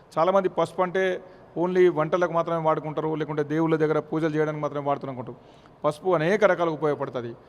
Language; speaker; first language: Telugu; native; Telugu